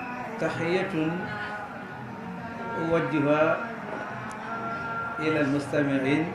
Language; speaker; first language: Arabic; non-native, fluent; Wolof